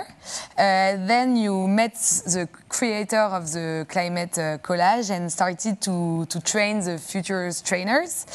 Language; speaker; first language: English; non-native, fluent; French